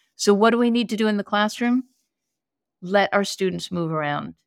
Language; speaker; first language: English; native; English